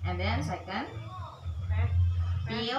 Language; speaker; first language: English; non-native, learner; Indonesian